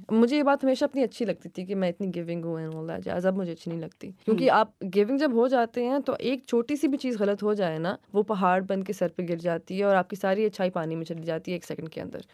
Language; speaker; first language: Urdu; early bilingual, heritage; Urdu